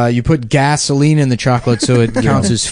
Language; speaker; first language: English; native; English